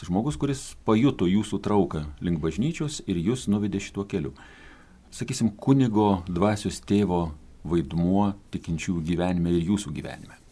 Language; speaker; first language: Lithuanian; native; Lithuanian